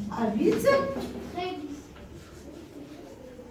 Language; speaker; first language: French; non-native, local second language; Arabic